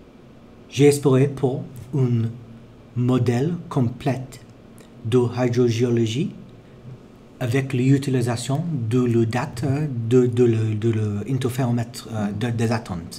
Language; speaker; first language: French; non-native, learner; English